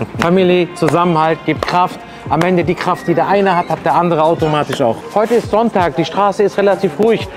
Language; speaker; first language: German; early bilingual, other home language; Turkish